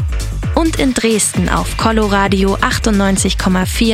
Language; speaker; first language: German; native; German